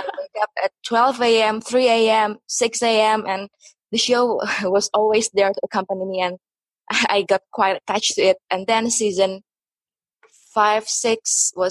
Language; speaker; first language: English; non-native, fluent; Indonesian